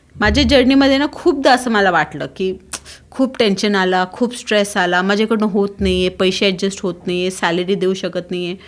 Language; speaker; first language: Marathi; non-native, local second language; Tulu